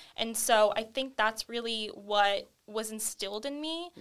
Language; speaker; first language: English; native; English